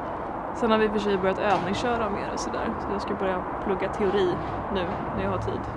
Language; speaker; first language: Swedish; native; Swedish